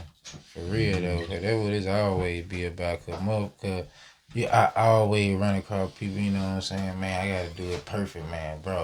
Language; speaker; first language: English; native; English